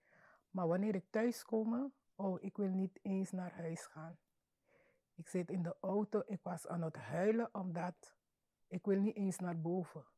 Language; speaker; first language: Dutch; non-native, local second language; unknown